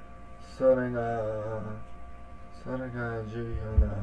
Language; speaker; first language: Japanese; non-native, learner; English